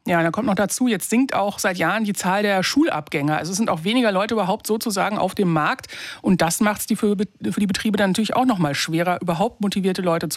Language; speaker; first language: German; native; German